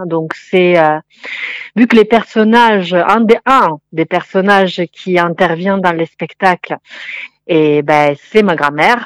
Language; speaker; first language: French; non-native, fluent; Italian